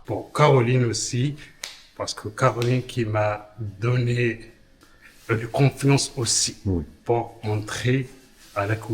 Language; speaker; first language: French; non-native, learner; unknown